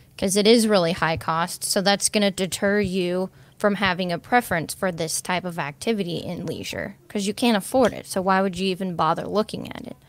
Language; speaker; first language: English; native; English